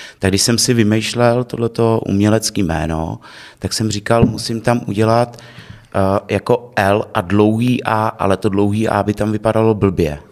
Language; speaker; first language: Czech; native; Czech